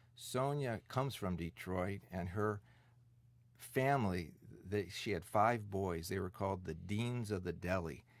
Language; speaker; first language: English; native; English